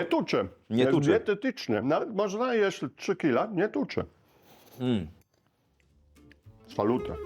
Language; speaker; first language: Polish; non-native, learner; Italian